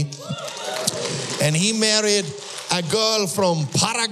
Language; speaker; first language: English; non-native, fluent; German